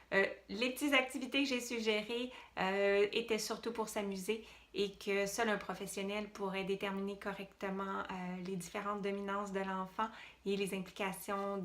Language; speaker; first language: French; native; French